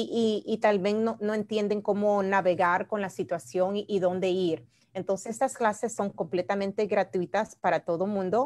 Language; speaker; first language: Spanish; early bilingual, heritage; Spanish